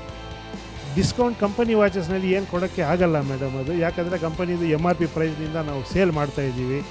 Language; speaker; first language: Kannada; non-native, local second language; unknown